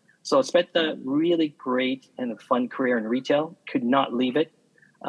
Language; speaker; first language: English; native; English